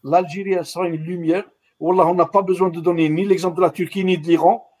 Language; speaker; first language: French; non-native, local second language; Arabic